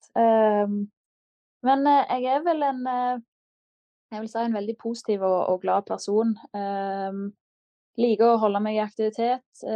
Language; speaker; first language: Norwegian; native; Norwegian